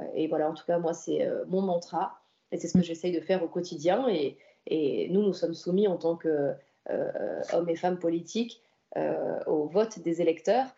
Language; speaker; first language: French; native; French